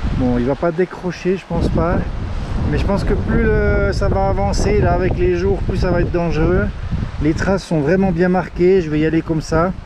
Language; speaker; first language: French; native; French